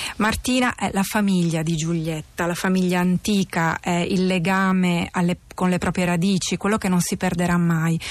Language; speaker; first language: Italian; native; Italian